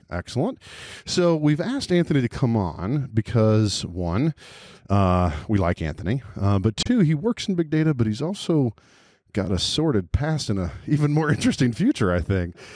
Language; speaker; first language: English; native; English